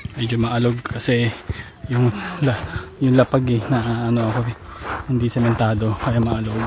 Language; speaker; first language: Filipino; native; Filipino